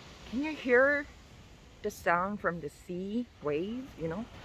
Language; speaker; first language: English; non-native, fluent; Korean